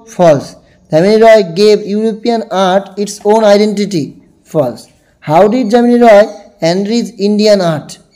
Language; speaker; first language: English; non-native, local second language; Bangla